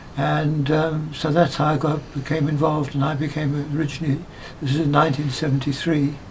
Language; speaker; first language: English; native; English